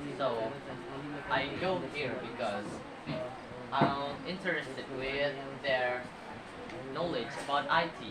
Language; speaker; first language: English; non-native, learner; Indonesian